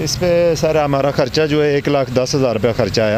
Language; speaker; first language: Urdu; non-native, local second language; Punjabi